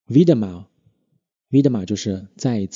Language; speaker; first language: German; non-native, fluent; Chinese